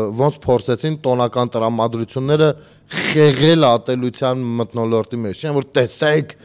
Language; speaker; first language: Armenian; native; Armenian